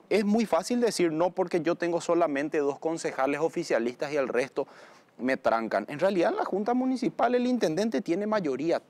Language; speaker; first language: Spanish; native; Spanish